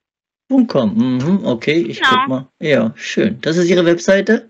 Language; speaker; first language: German; native; German